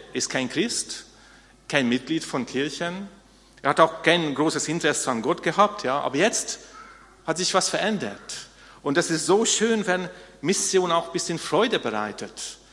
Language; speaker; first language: German; non-native, fluent; Hungarian